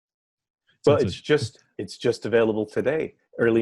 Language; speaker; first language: English; native; English